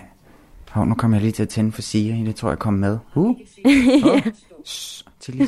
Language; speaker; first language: Danish; native; Danish